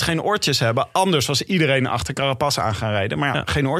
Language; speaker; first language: Dutch; native; Dutch